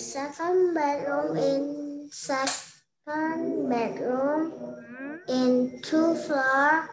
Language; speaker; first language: English; non-native, learner; Indonesian